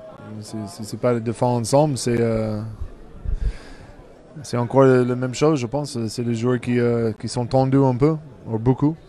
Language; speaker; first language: French; non-native, fluent; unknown